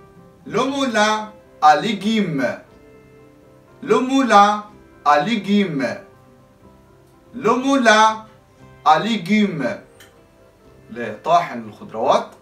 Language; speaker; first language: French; non-native, fluent; Arabic